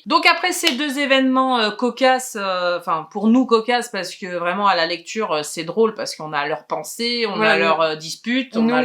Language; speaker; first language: French; native; French